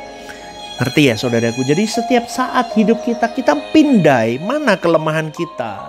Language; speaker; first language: Indonesian; native; Indonesian